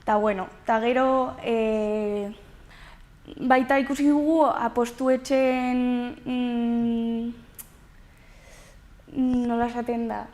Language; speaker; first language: Basque; non-native, local second language; Spanish